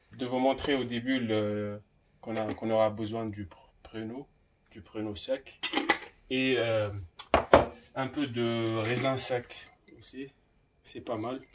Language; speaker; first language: French; non-native, local second language; Arabic